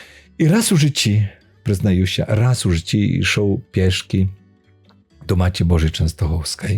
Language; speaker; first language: Polish; non-native, learner; Belarusian